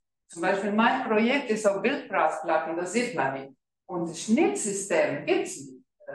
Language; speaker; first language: German; non-native, fluent; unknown